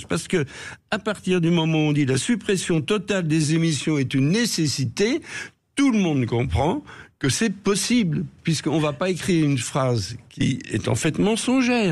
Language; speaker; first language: French; native; French